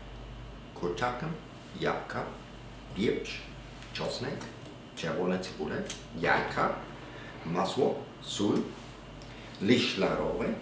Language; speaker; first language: Polish; non-native, learner; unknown